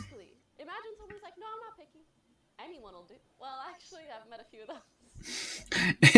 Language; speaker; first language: English; early bilingual, other home language; French